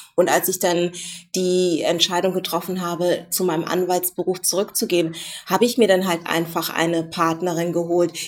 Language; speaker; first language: German; native; German